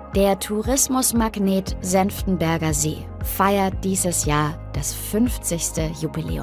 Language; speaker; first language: German; native; German